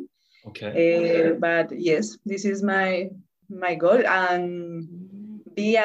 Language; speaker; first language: English; non-native, learner; Spanish